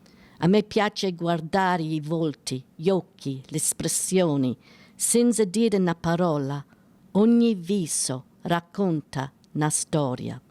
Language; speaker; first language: Italian; early bilingual, heritage; Italian